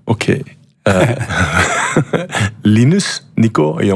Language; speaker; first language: Dutch; native; Dutch